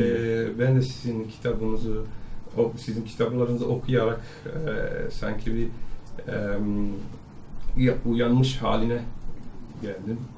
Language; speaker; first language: Turkish; non-native, learner; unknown